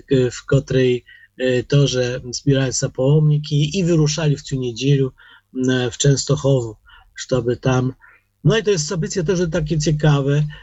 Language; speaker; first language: Polish; non-native, learner; Ukrainian